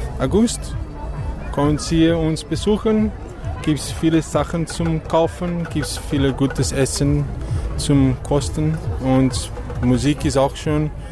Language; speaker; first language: German; non-native, learner; Portuguese